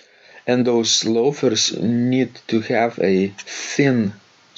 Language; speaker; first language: English; non-native, fluent; Lithuanian